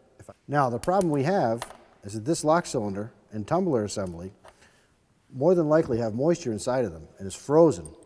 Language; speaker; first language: English; native; English